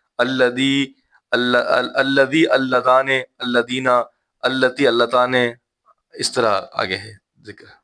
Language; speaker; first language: Urdu; native; Urdu